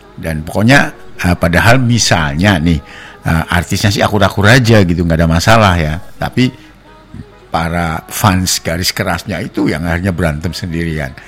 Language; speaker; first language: Indonesian; non-native, local second language; Javanese